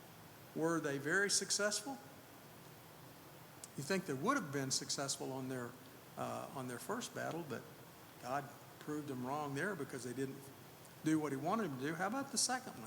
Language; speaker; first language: English; native; English